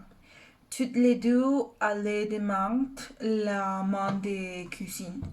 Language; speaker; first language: French; non-native, learner; Spanish